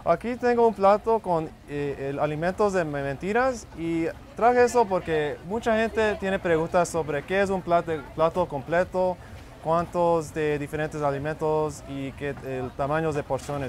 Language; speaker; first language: Spanish; early bilingual, heritage; Spanish